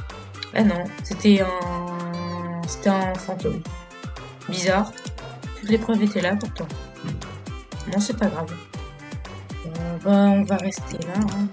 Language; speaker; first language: French; native; French